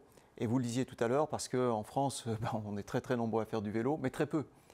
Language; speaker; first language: French; native; French